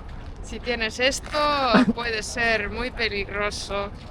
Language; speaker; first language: Spanish; non-native, fluent; Estonian